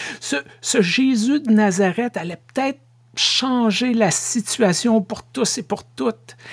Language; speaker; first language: French; native; French